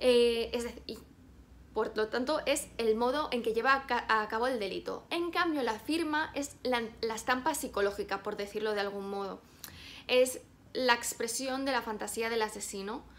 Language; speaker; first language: Spanish; native; Spanish